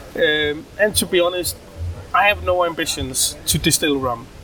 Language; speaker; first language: English; non-native, fluent; Danish